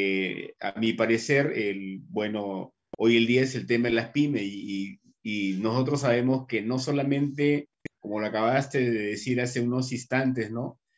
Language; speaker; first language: Spanish; native; Spanish